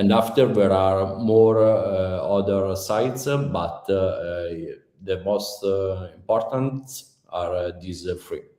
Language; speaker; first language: English; non-native, learner; Italian